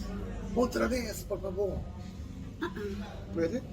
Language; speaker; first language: Spanish; non-native, learner; Korean